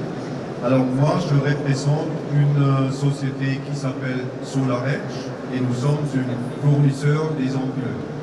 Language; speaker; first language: French; non-native, learner; German